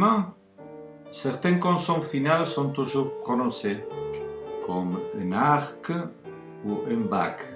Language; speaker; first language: French; non-native, learner; Spanish